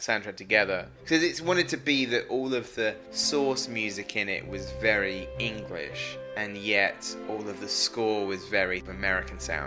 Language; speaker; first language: English; native; English